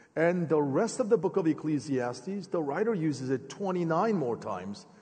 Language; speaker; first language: English; native; English